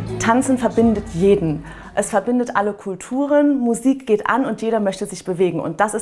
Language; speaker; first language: German; native; German